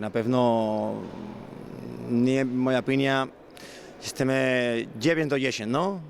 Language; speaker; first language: Polish; non-native, learner; Spanish